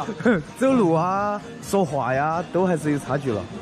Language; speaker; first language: Chinese; native; Chinese